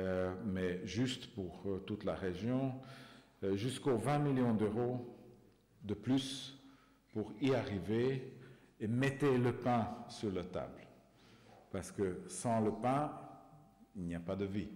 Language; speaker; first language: French; non-native, fluent; Hungarian